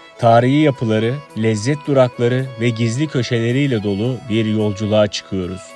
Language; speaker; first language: Turkish; native; Turkish